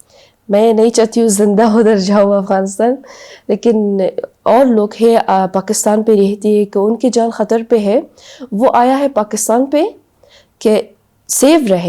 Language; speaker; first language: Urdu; non-native, learner; Persian